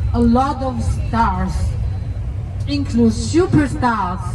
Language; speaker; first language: English; non-native, learner; Chinese